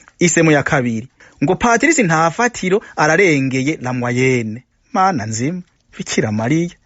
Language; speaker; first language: Rundi; native; Rundi